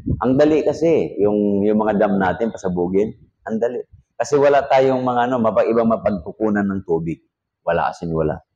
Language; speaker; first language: Filipino; native; Filipino